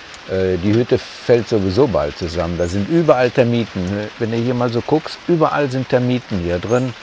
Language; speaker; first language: German; native; German